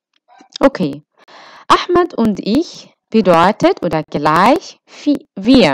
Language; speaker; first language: German; non-native, fluent; Arabic